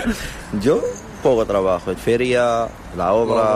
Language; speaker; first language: Spanish; non-native, learner; Arabic